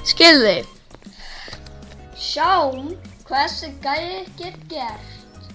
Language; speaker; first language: Icelandic; non-native, learner; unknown